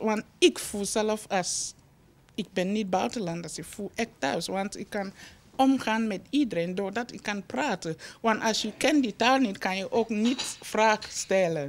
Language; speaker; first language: Dutch; non-native, learner; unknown